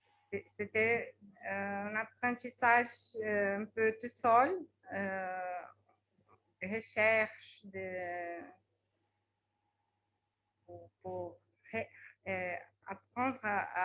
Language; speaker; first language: French; non-native, fluent; Portuguese